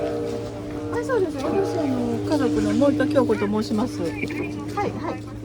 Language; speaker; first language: Japanese; native; Japanese